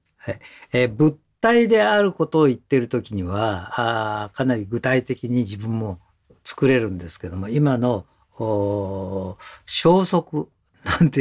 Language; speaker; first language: Japanese; native; Japanese